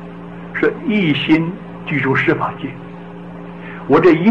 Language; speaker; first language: Chinese; native; Chinese